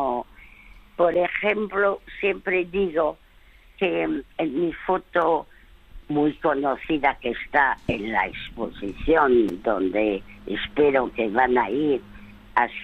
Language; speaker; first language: Spanish; early bilingual, other home language; French